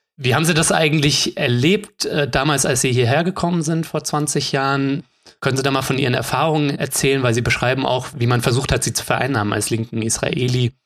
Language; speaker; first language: German; native; German